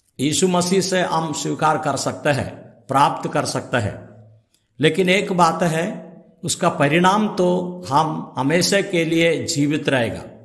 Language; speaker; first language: Hindi; non-native, local second language; Malayalam